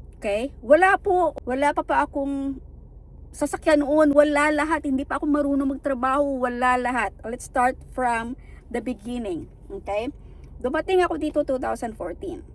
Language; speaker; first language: Filipino; non-native, local second language; Hiligaynon